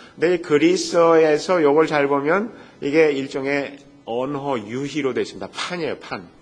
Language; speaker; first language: Korean; native; Korean